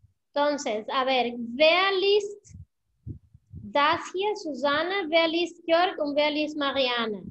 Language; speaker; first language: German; non-native, fluent; Spanish